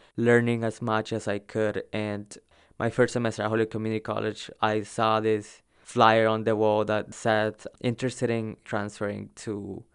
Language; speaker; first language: English; early bilingual, other home language; Spanish